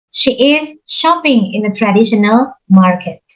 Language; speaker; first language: English; non-native, fluent; Indonesian